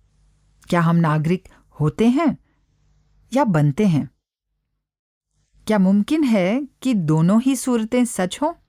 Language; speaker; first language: Hindi; native; Hindi